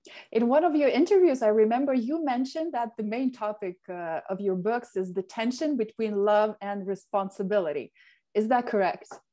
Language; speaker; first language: English; non-native, fluent; Lithuanian